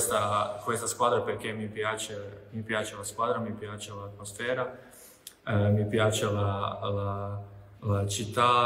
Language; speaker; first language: Italian; non-native, learner; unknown